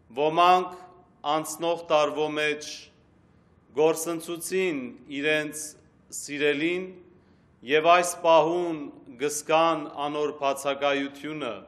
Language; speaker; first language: Armenian; early bilingual, heritage; Armenian